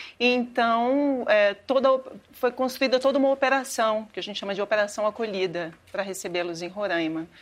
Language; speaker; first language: Portuguese; native; Portuguese